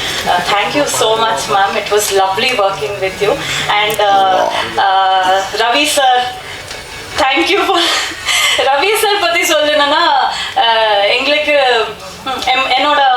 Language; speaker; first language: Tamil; non-native, learner; Kannada